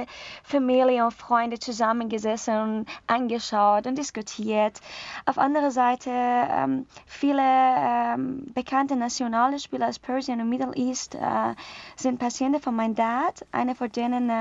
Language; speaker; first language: German; non-native, learner; Persian